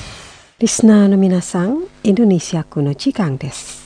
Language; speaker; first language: Japanese; non-native, fluent; Indonesian